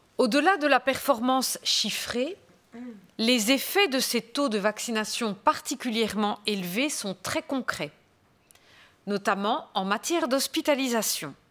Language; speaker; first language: French; native; French